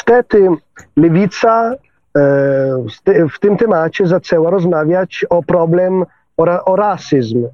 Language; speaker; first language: Polish; non-native, fluent; Italian